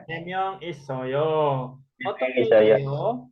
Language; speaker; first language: Korean; non-native, fluent; Indonesian